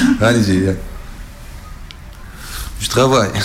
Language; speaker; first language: French; non-native, learner; Arabic